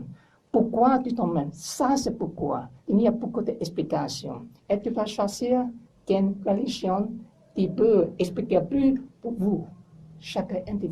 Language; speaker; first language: French; non-native, learner; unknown